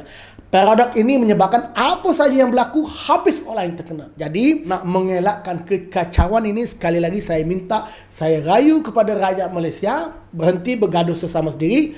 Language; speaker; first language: Malay; native; Malay